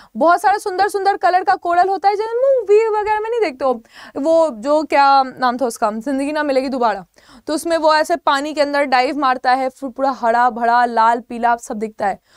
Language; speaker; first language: Hindi; native; Hindi